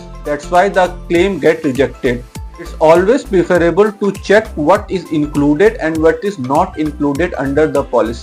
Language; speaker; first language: English; non-native, local second language; Hindi